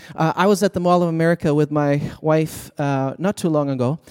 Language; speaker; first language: English; non-native, fluent; Swedish